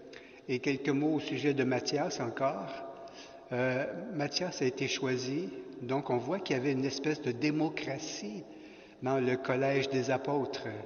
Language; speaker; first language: French; native; French